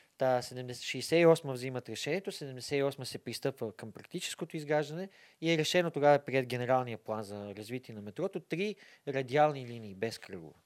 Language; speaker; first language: Bulgarian; native; Bulgarian